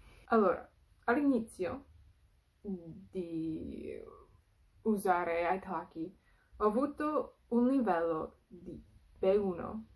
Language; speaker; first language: Italian; non-native, fluent; English